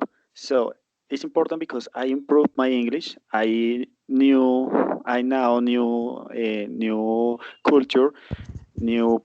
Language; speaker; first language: English; non-native, learner; Spanish